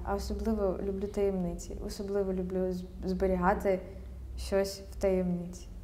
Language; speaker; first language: Ukrainian; native; Ukrainian